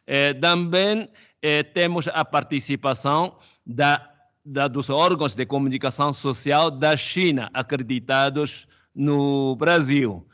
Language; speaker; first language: Portuguese; non-native, fluent; Chinese